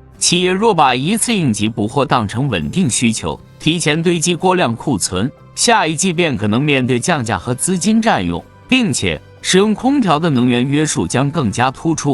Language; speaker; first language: Chinese; native; Chinese